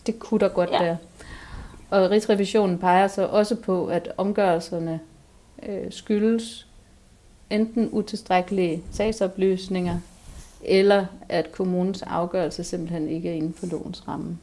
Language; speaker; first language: Danish; native; Danish